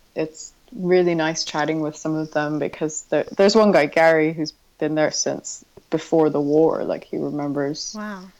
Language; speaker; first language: English; native; English